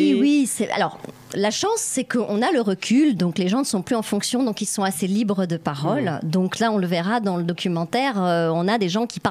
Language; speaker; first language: French; native; French